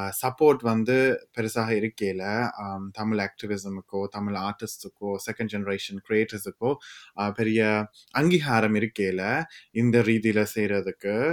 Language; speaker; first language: Tamil; early bilingual, heritage; Tamil